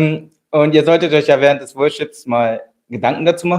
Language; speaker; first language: German; native; German